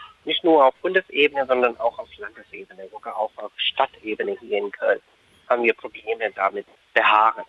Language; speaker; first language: German; non-native, fluent; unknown